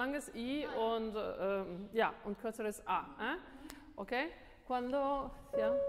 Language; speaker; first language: German; non-native, fluent; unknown